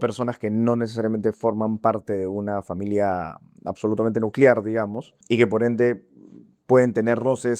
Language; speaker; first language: Spanish; native; Spanish